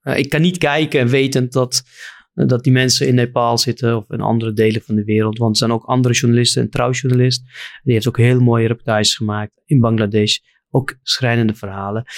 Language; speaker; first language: Dutch; non-native, fluent; Arabic